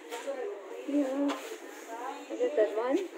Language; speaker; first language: English; non-native, local second language; Filipino